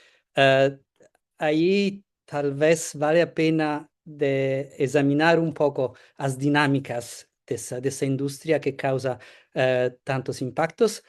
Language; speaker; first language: Portuguese; non-native, fluent; Italian